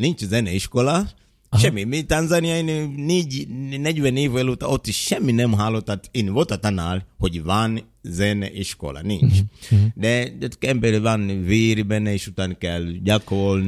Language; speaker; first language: Hungarian; non-native, learner; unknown